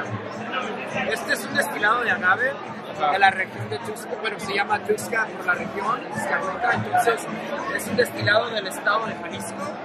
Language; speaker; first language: Spanish; native; Spanish